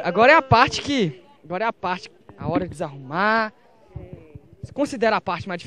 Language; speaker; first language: Portuguese; native; Portuguese